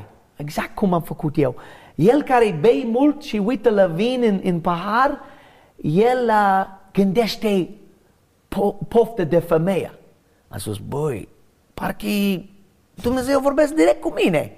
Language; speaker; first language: Romanian; non-native, learner; English